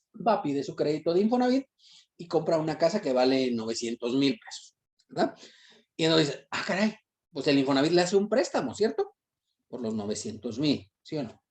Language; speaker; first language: Spanish; native; Spanish